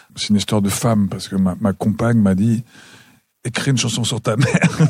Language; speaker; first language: French; native; French